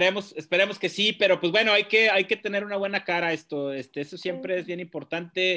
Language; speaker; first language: Spanish; native; Spanish